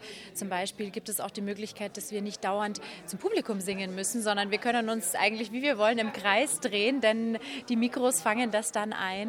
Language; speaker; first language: German; native; German